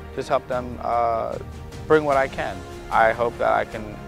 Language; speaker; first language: English; native; English